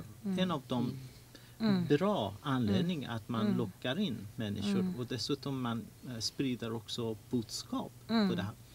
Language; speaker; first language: Swedish; non-native, learner; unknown